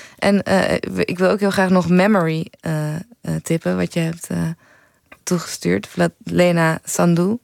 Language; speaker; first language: Dutch; native; Dutch